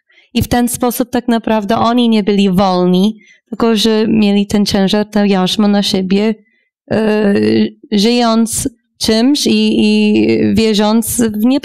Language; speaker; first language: Polish; non-native, fluent; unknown